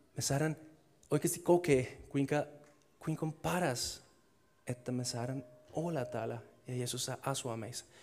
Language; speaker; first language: Finnish; non-native, fluent; Spanish